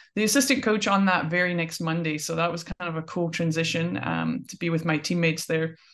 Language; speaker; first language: English; native; English